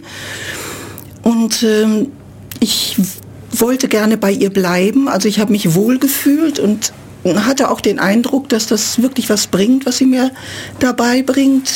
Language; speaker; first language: German; native; German